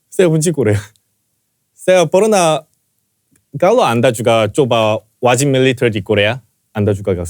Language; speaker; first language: Indonesian; non-native, fluent; Korean